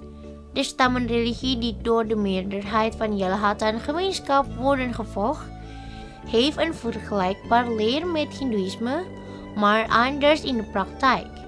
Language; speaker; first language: Dutch; non-native, learner; Indonesian